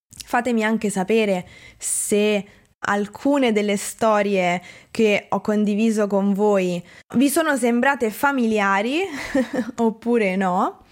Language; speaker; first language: Italian; native; Italian